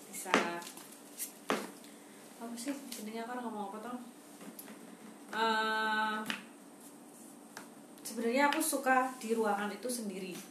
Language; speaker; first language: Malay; non-native, local second language; Javanese